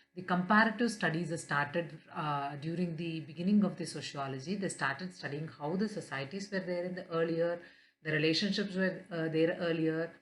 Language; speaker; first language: English; non-native, local second language; Kannada